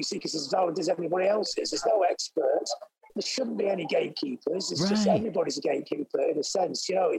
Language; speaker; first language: English; native; English